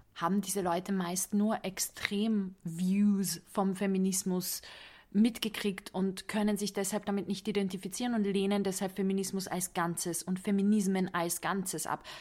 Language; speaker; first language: German; non-native, fluent; Hungarian